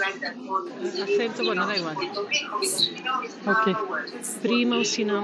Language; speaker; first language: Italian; non-native, learner; French